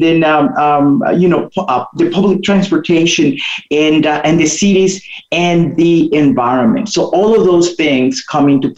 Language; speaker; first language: English; non-native, fluent; Spanish